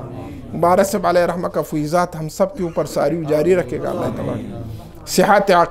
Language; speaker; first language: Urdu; non-native, local second language; Pashto